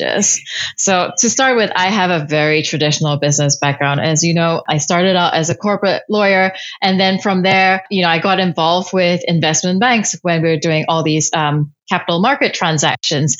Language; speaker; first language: English; non-native, local second language; Cantonese